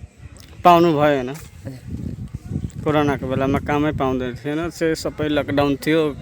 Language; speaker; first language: Nepali; non-native, local second language; Bhojpuri